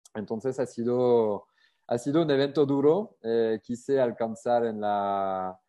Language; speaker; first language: Spanish; non-native, fluent; French